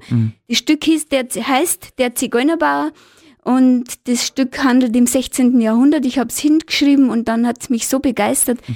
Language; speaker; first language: German; native; German